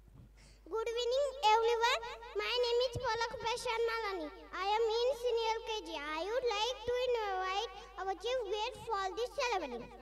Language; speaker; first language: English; non-native, learner; Marathi